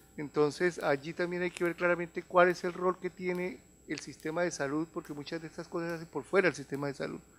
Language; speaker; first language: Spanish; native; Spanish